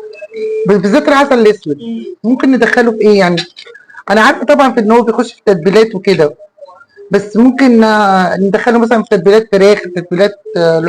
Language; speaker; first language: Arabic; native; Arabic